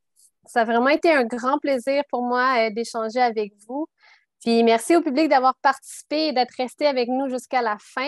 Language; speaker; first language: French; native; French